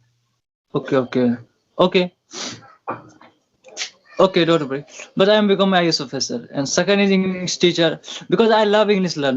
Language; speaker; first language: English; non-native, learner; Hindi